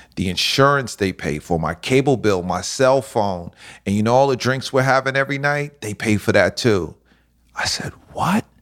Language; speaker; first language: English; native; English